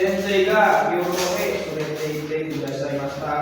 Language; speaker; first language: Japanese; non-native, learner; Indonesian